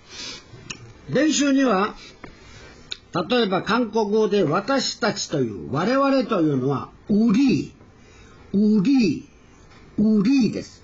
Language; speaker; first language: Japanese; native; Japanese